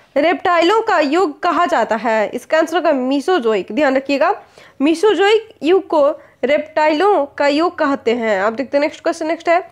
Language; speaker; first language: Hindi; native; Hindi